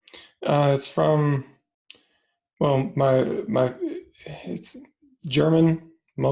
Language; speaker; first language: English; native; English